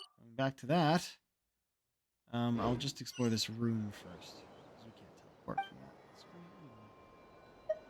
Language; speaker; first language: English; native; English